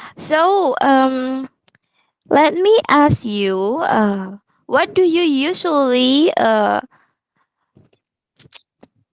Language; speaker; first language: English; non-native, fluent; Indonesian